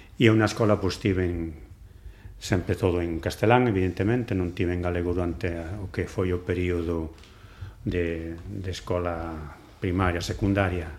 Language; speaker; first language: Galician; non-native, local second language; Spanish